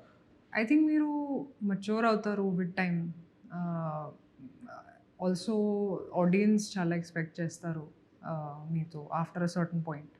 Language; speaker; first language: Telugu; non-native, local second language; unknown